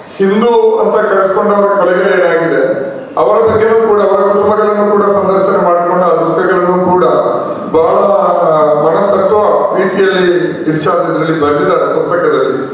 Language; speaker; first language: Kannada; non-native, local second language; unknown